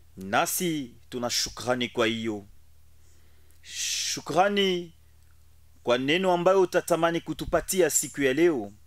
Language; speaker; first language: Swahili; native; Swahili